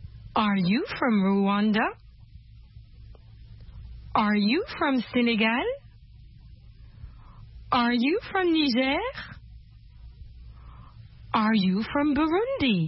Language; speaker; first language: English; non-native, fluent; French